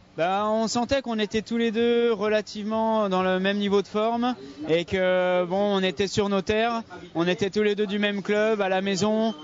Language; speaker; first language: French; native; French